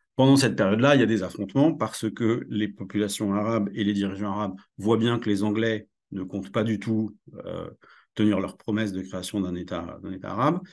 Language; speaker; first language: French; native; French